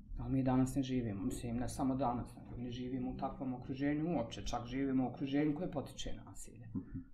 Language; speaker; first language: Bosnian; native; Bosnian